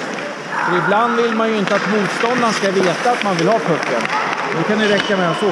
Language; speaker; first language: Swedish; native; Swedish